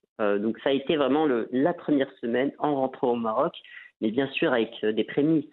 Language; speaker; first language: French; non-native, local second language; Arabic